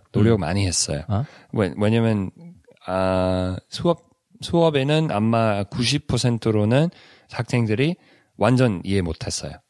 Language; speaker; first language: Korean; early bilingual, heritage; Korean